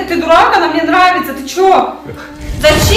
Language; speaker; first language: Russian; native; Russian